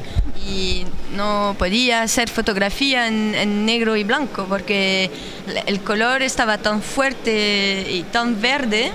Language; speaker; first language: Spanish; non-native, learner; French